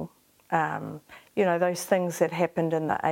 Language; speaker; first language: English; native; English